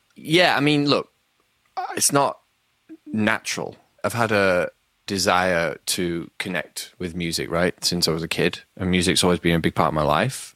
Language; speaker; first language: English; native; English